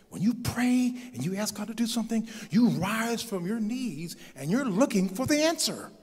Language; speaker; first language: English; native; English